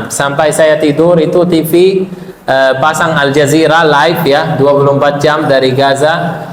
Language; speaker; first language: Indonesian; non-native, fluent; Arabic